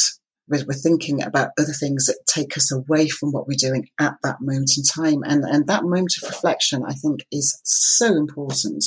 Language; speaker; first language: English; native; English